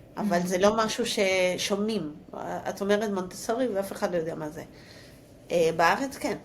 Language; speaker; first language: Hebrew; non-native, fluent; Spanish